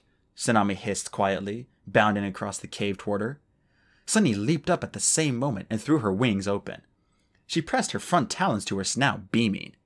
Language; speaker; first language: English; native; English